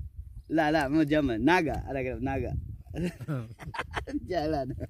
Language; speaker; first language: Arabic; non-native, learner; Indonesian